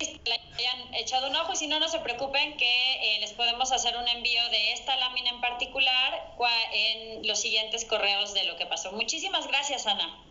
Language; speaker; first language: Spanish; native; Spanish